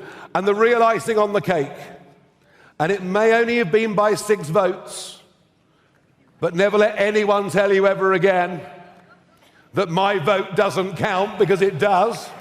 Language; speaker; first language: English; native; English